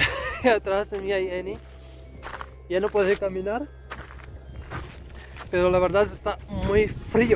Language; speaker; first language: Spanish; non-native, learner; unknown